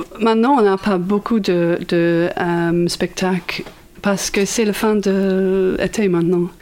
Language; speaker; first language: French; non-native, learner; English